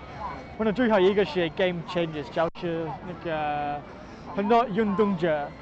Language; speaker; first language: Chinese; non-native, learner; English